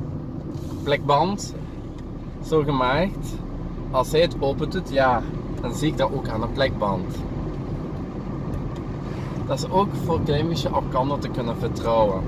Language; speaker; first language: Dutch; native; Dutch